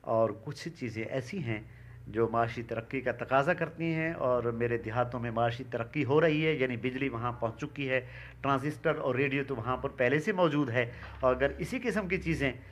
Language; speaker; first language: Urdu; non-native, local second language; Saraiki